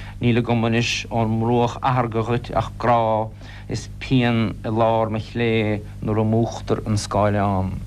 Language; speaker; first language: Irish; non-native, local second language; English